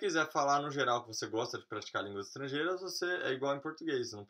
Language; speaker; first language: Portuguese; native; Portuguese